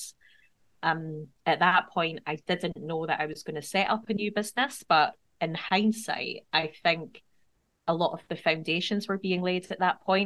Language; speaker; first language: English; native; English